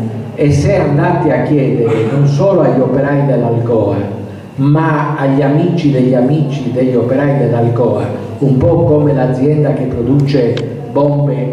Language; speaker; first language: Italian; native; Italian